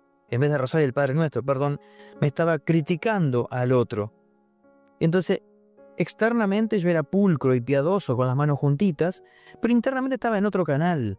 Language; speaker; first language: Spanish; native; Spanish